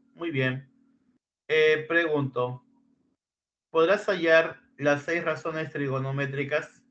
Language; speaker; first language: Spanish; native; Spanish